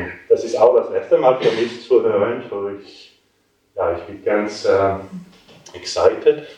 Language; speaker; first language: German; non-native, local second language; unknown